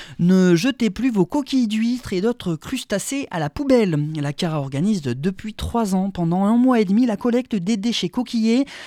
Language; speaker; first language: French; native; French